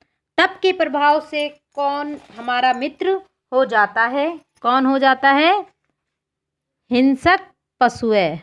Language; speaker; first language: Hindi; native; Hindi